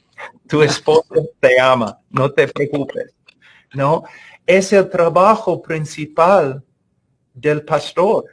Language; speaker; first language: Spanish; non-native, fluent; English